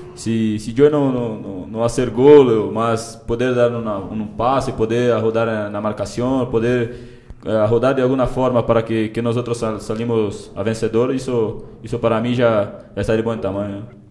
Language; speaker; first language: Spanish; non-native, learner; Portuguese